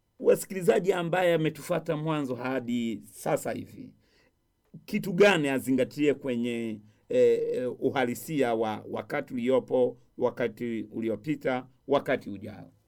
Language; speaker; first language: Swahili; non-native, local second language; Rundi